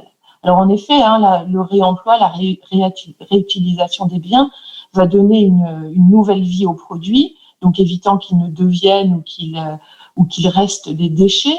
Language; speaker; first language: French; native; French